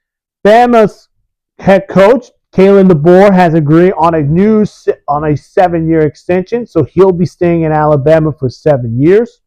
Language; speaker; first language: English; early bilingual, other home language; Spanish